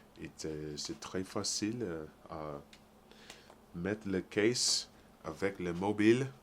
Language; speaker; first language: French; non-native, learner; English